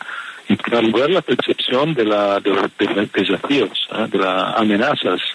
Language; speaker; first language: Spanish; non-native, fluent; Italian